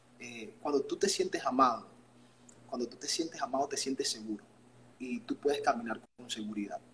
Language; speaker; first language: Spanish; native; Spanish